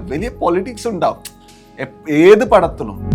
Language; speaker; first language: Malayalam; non-native, learner; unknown